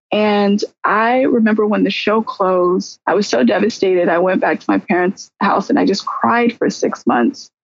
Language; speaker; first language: English; native; English